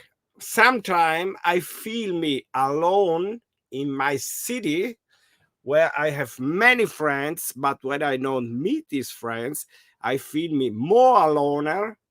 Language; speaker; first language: English; non-native, learner; German